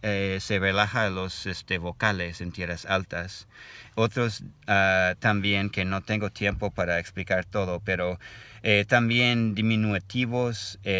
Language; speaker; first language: Spanish; non-native, learner; English